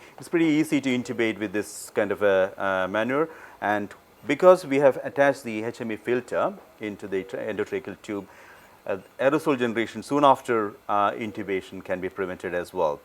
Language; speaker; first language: English; non-native, local second language; Malayalam